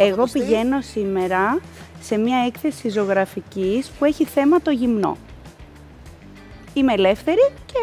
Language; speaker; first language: Greek; native; Greek